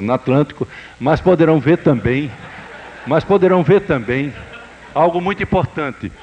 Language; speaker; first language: Portuguese; native; Portuguese